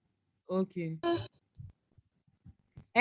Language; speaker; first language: French; non-native, fluent; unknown